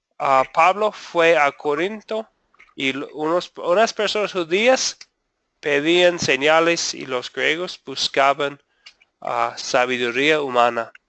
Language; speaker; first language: Spanish; non-native, fluent; English